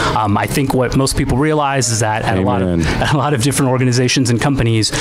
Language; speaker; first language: English; native; English